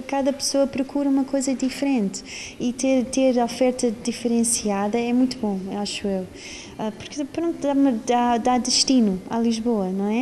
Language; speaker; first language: Portuguese; non-native, fluent; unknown